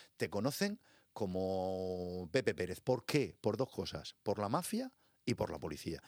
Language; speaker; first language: Spanish; native; Spanish